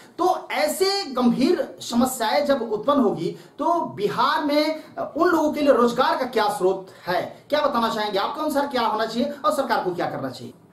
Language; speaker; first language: Hindi; native; Hindi